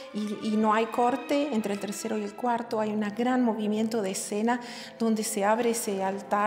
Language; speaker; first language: Spanish; native; Spanish